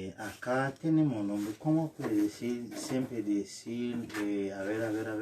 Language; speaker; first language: Spanish; non-native, learner; Haitian Creole